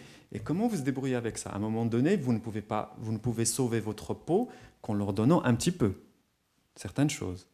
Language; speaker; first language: French; non-native, local second language; Arabic